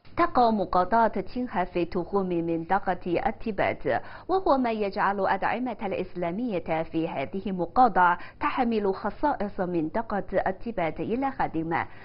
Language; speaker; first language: Arabic; non-native, fluent; Chinese